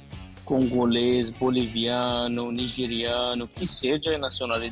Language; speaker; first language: Portuguese; non-native, fluent; Arabic